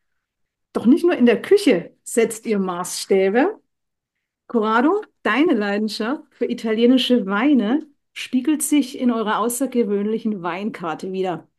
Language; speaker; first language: German; native; German